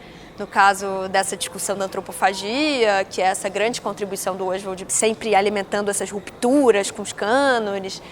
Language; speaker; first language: Portuguese; native; Portuguese